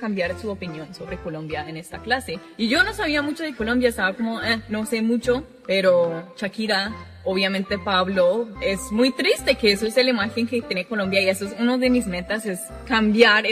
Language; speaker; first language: Spanish; non-native, fluent; English